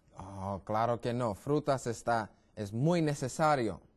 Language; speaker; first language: Spanish; non-native, learner; English